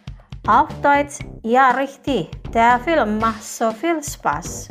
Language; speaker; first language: German; non-native, fluent; Indonesian